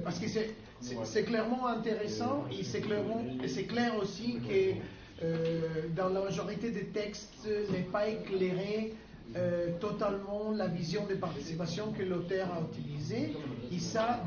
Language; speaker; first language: French; non-native, fluent; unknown